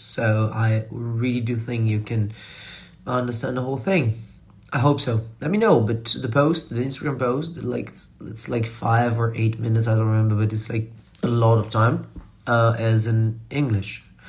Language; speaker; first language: English; non-native, fluent; Italian